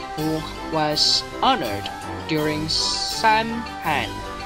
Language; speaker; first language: English; non-native, fluent; Chinese